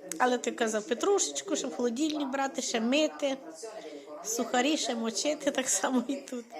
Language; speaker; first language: Ukrainian; native; Ukrainian